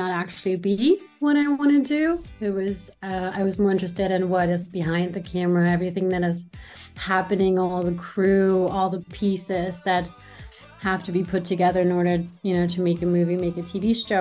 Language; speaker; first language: English; non-native, fluent; German